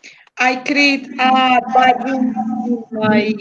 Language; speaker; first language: English; non-native, learner; Spanish